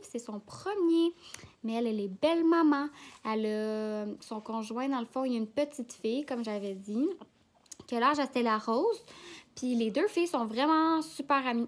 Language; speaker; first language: French; native; French